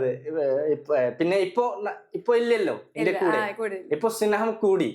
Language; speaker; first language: Malayalam; non-native, local second language; Bangla